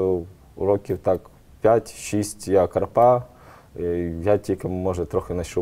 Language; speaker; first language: Ukrainian; native; Ukrainian